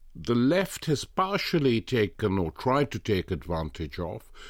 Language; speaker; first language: English; non-native, local second language; Punjabi